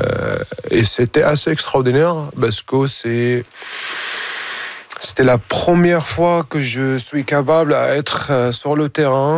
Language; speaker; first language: French; non-native, fluent; Arabic